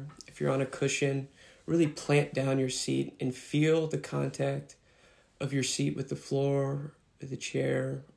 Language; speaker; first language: English; native; English